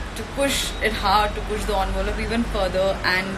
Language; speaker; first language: English; non-native, local second language; Hindi